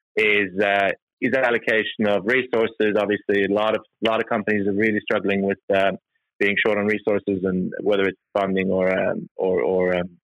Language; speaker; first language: English; non-native, fluent; Norwegian